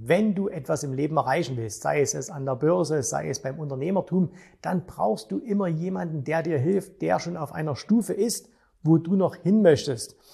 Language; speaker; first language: German; native; German